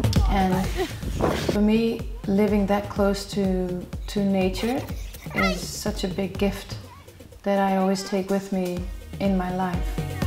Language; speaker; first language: English; non-native, fluent; Western Frisian